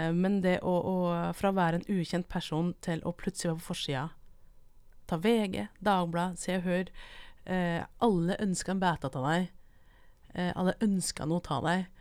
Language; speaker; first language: Norwegian; non-native, local second language; Vietnamese